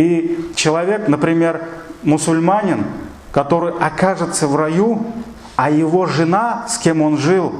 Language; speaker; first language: Russian; non-native, local second language; Tatar